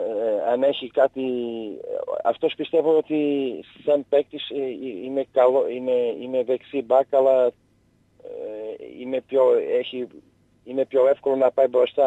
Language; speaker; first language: Greek; non-native, learner; Portuguese